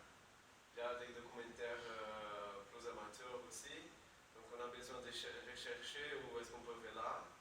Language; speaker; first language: French; non-native, learner; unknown